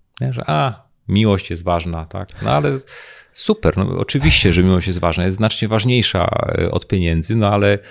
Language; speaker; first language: Polish; native; Polish